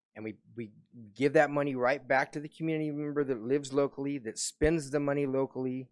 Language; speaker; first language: English; native; English